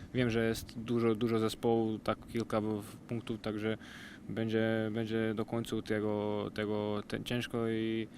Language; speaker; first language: Polish; non-native, learner; Croatian